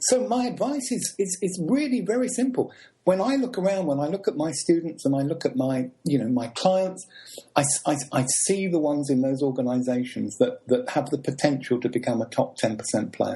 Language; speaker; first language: English; native; English